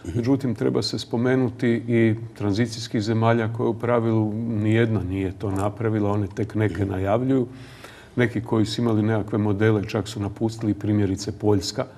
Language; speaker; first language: Croatian; native; Croatian